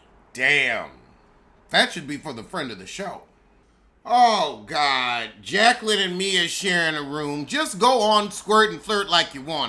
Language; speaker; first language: English; native; English